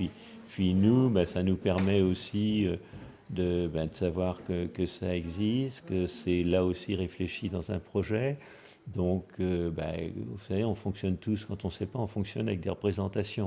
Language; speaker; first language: French; native; French